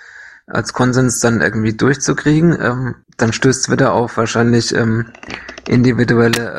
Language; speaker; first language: German; native; German